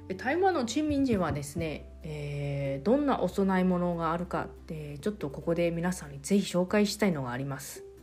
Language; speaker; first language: Japanese; non-native, fluent; Chinese